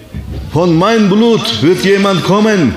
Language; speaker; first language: German; non-native, fluent; Turkish